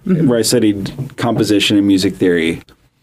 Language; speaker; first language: English; native; English